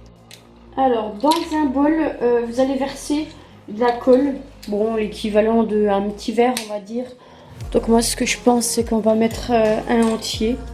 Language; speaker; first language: French; native; French